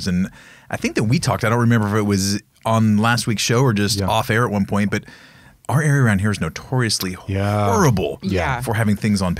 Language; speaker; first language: English; native; English